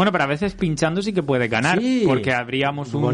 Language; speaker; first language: Spanish; native; Spanish